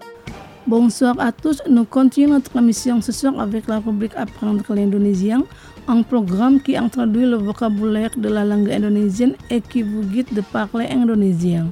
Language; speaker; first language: French; non-native, fluent; Indonesian